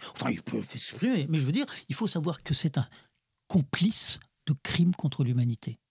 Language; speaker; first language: French; early bilingual, other home language; Russian